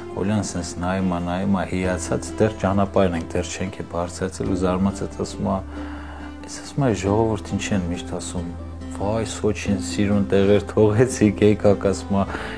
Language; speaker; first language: Armenian; native; Armenian